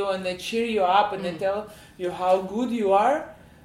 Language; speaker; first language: English; non-native, fluent; Russian